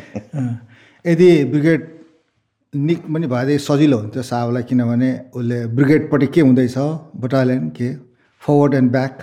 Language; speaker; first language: Nepali; native; Nepali